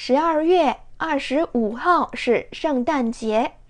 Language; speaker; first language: Chinese; non-native, fluent; Korean